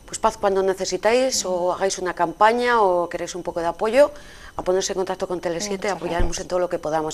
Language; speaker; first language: Spanish; native; Spanish